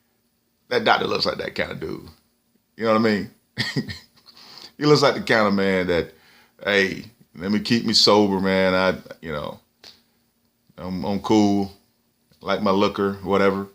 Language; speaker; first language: English; native; English